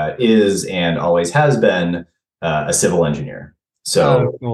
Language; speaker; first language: English; native; English